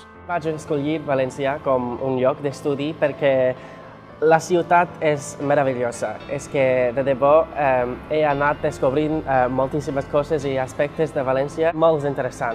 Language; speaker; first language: Catalan; non-native, fluent; English